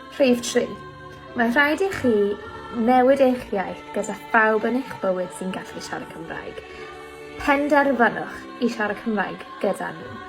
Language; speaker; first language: Welsh; non-native, local second language; English